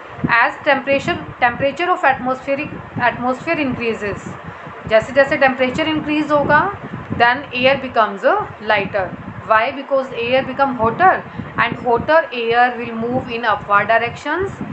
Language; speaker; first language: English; non-native, local second language; Hindi